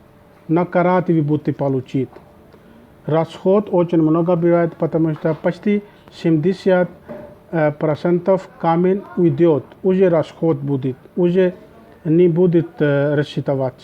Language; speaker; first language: Russian; non-native, learner; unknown